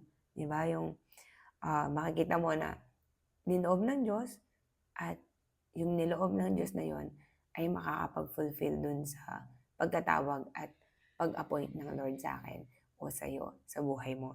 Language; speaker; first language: Filipino; native; Filipino